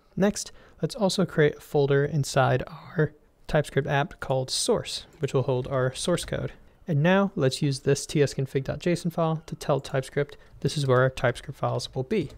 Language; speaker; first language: English; native; English